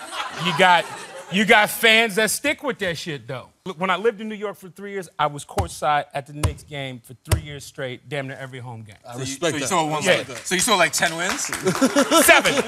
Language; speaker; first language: English; native; English